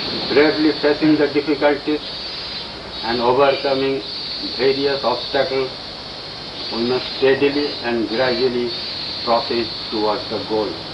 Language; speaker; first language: English; non-native, local second language; Bangla